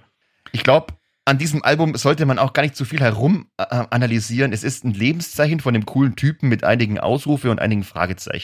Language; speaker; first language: German; native; German